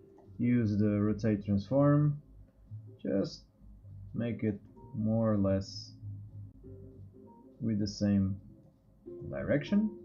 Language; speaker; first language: English; non-native, fluent; Portuguese